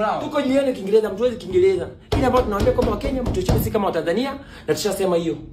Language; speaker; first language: Swahili; native; Swahili